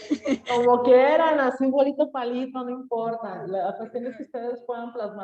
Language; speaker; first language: Spanish; native; Spanish